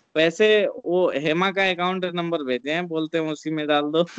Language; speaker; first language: Hindi; native; Hindi